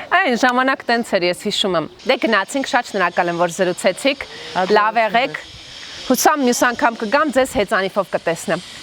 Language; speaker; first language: Armenian; native; Armenian